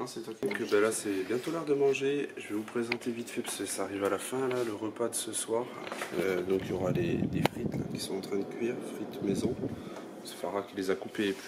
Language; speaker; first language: French; native; French